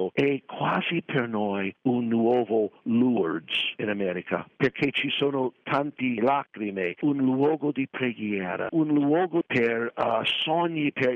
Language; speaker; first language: Italian; non-native, fluent; English